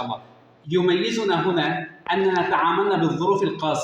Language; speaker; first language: Arabic; native; Arabic